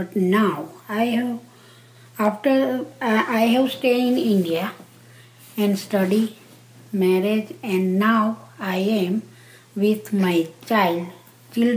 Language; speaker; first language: English; non-native, local second language; Gujarati